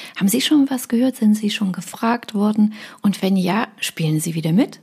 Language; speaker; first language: German; native; German